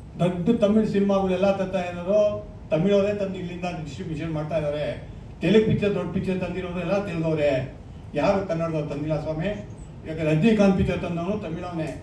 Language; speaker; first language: Kannada; native; Kannada